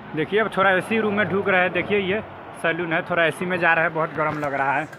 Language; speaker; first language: Hindi; non-native, local second language; Bhojpuri